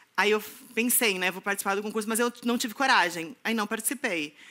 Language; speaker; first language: Portuguese; native; Portuguese